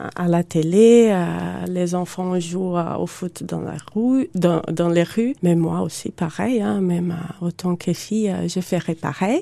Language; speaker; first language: French; non-native, fluent; Portuguese